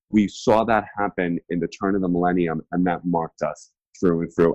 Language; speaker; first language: English; native; English